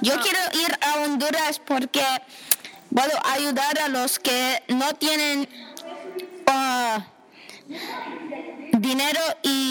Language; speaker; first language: Spanish; non-native, learner; English